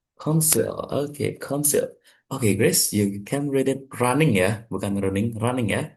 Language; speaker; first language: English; non-native, fluent; Indonesian